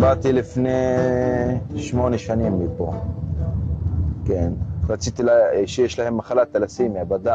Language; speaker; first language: Hebrew; non-native, learner; Arabic